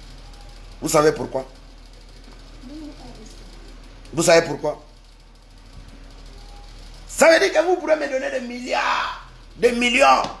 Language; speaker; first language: French; non-native, local second language; Lingala